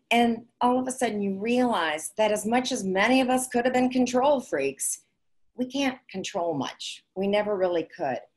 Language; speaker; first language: English; native; English